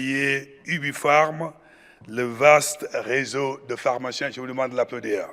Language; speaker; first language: French; non-native, local second language; Wolof